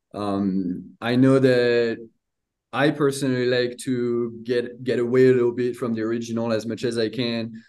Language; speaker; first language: English; non-native, fluent; French